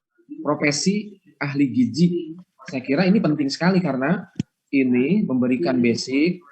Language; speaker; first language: Indonesian; native; Indonesian